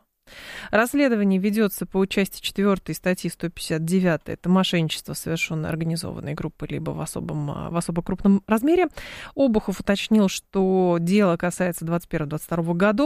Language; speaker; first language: Russian; native; Russian